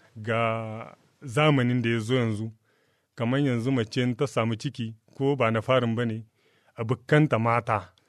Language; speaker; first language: Hausa; non-native, local second language; Tamasheq